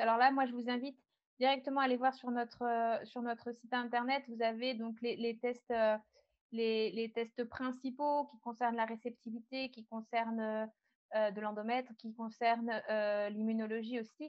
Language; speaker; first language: French; native; French